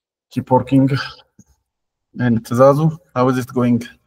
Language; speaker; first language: English; non-native, fluent; Amharic